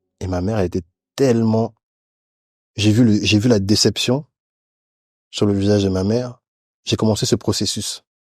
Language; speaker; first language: French; early bilingual, other home language; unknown